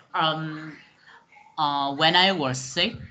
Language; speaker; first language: English; non-native, learner; Vietnamese